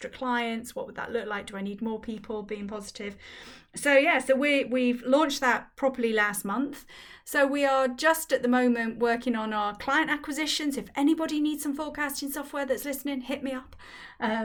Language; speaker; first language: English; native; English